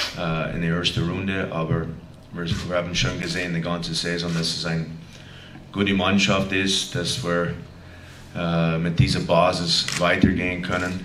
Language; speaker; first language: German; non-native, fluent; English